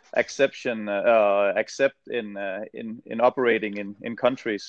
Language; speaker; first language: English; non-native, fluent; Danish